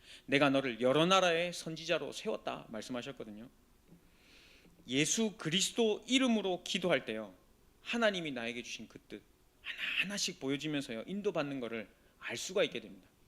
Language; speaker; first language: Korean; native; Korean